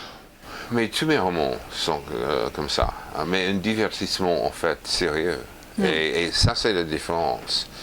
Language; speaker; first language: French; non-native, fluent; English